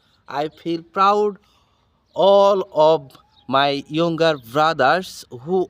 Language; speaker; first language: English; non-native, learner; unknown